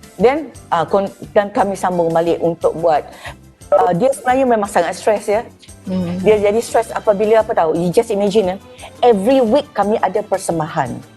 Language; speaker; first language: Malay; native; Malay